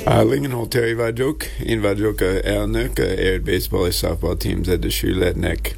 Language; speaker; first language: Hungarian; non-native, learner; English